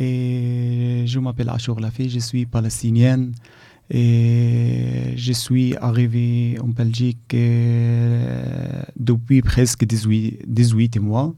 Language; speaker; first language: French; non-native, learner; Arabic